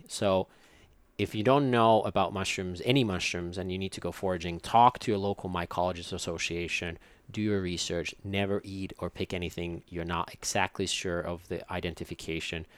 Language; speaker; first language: English; non-native, fluent; Finnish